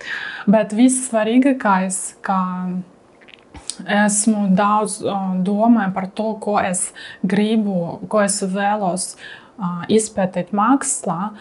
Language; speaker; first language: Latvian; non-native, learner; Russian